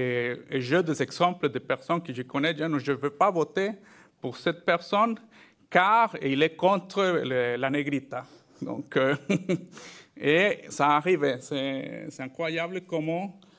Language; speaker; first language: French; non-native, fluent; Spanish